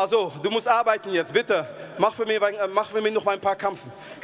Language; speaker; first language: German; non-native, fluent; Dutch